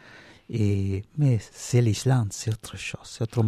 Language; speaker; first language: French; non-native, learner; Spanish